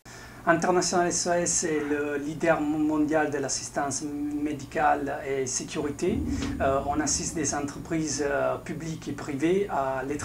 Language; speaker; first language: French; non-native, fluent; Italian